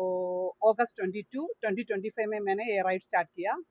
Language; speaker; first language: Hindi; non-native, local second language; Malayalam